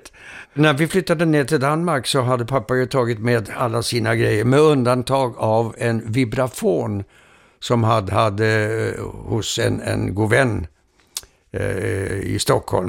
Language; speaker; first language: Swedish; early bilingual, heritage; Swedish